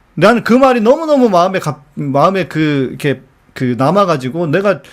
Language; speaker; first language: Korean; native; Korean